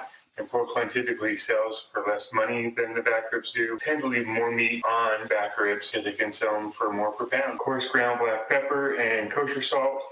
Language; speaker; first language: English; native; English